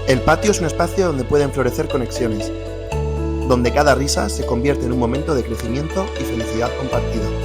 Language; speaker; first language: Spanish; native; Spanish